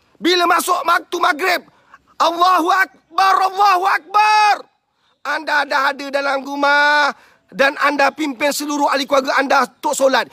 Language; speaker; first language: Malay; native; Malay